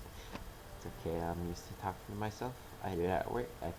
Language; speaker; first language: English; native; English